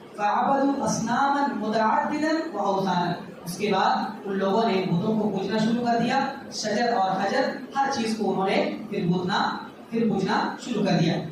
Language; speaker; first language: Urdu; native; Urdu